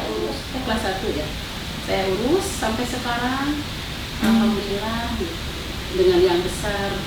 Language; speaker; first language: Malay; non-native, local second language; Sundanese